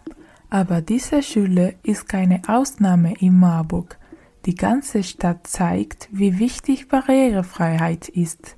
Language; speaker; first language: German; non-native, learner; Spanish